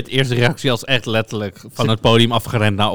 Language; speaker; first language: Dutch; native; Dutch